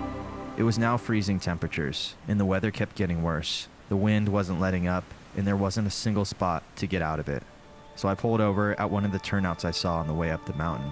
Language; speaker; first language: English; native; English